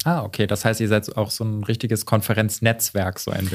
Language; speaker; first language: German; native; German